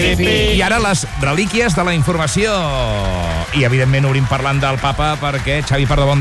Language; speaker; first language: Catalan; native; Catalan